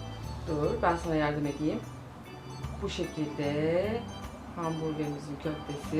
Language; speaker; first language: Turkish; native; Turkish